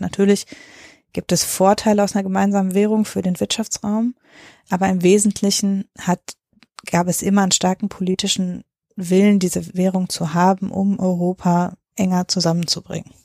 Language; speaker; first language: German; native; German